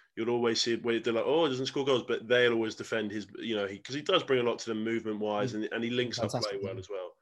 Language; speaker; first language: English; native; English